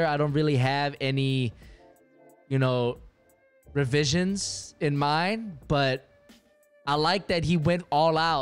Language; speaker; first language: English; native; English